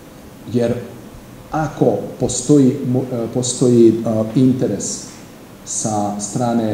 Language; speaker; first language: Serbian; non-native, fluent; Hungarian